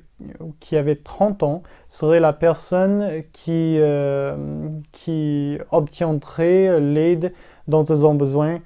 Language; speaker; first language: French; non-native, learner; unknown